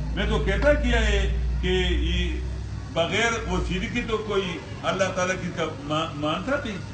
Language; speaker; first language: Urdu; non-native, local second language; Pashto